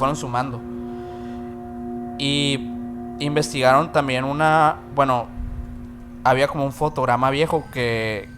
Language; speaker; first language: Spanish; native; Spanish